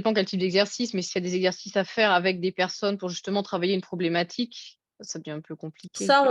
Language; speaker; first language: French; native; French